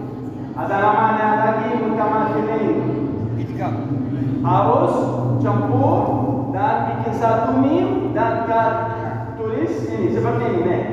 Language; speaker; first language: Indonesian; non-native, learner; Arabic